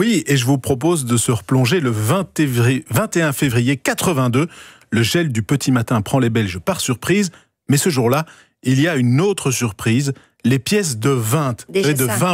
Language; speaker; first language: French; native; French